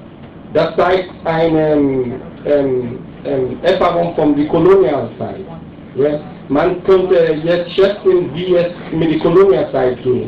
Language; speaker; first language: German; non-native, learner; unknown